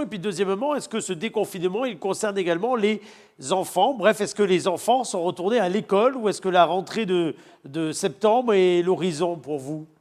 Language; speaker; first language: French; native; French